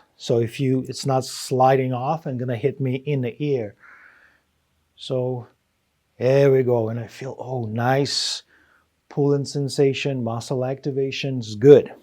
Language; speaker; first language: English; non-native, fluent; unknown